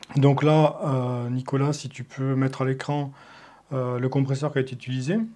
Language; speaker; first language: French; native; French